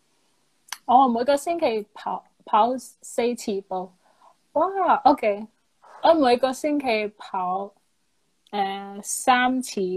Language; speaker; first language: Chinese; non-native, fluent; English